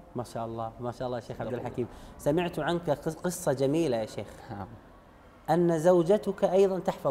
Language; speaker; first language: Arabic; native; Arabic